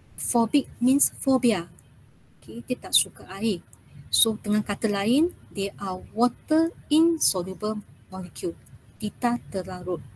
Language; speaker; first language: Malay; non-native, local second language; Chinese